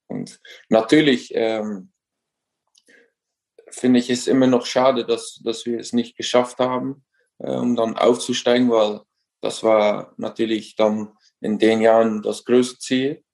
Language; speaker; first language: German; non-native, fluent; Dutch